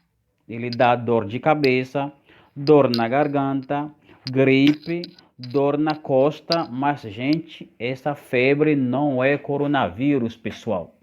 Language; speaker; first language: Portuguese; non-native, fluent; Haitian Creole